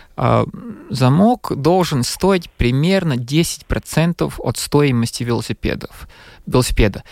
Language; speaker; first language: Russian; non-native, local second language; Latvian